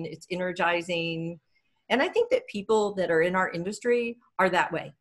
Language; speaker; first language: English; native; English